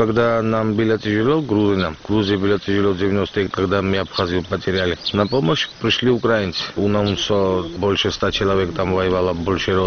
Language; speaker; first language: Ukrainian; non-native, learner; Georgian